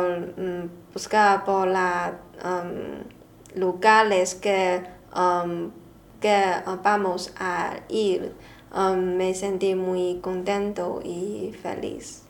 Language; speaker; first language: Spanish; non-native, learner; Chinese